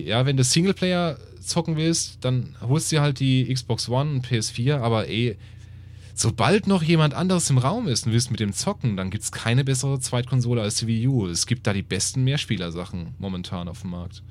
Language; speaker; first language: German; native; German